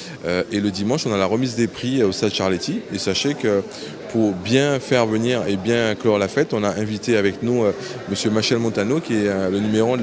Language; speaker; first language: French; native; French